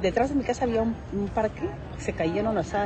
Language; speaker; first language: Spanish; native; Spanish